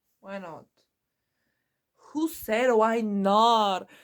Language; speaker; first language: English; non-native, learner; Ukrainian